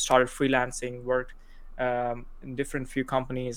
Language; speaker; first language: English; non-native, local second language; Urdu